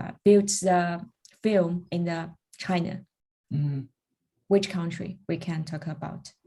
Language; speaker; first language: English; non-native, learner; Chinese